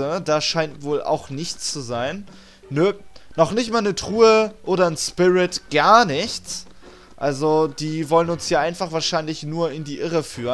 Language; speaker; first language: German; native; German